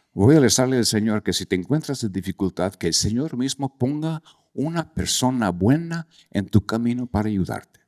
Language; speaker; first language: Spanish; early bilingual, heritage; Spanish